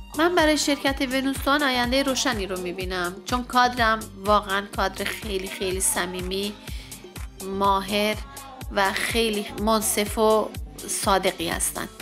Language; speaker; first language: Persian; non-native, local second language; Kurdish